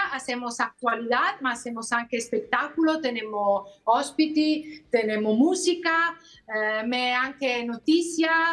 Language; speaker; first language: Spanish; non-native, learner; Italian